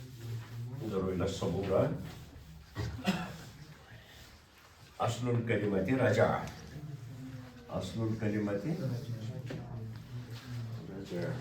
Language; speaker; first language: Arabic; non-native, fluent; Kashmiri